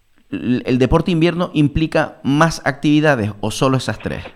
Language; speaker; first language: Spanish; native; Spanish